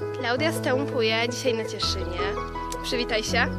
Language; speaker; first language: Polish; native; Polish